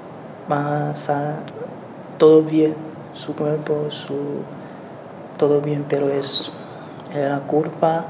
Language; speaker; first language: Spanish; non-native, learner; Chinese